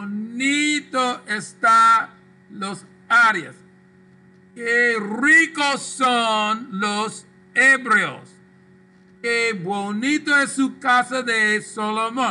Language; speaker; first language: Spanish; non-native, local second language; English